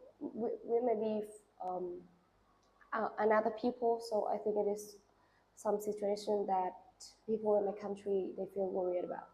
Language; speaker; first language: English; non-native, learner; Vietnamese